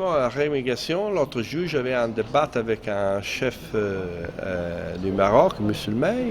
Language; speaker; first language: French; non-native, fluent; Italian